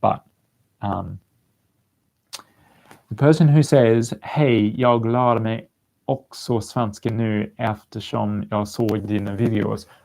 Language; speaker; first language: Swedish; non-native, learner; English